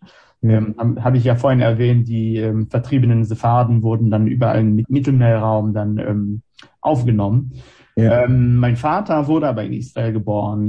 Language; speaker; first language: German; non-native, fluent; Hebrew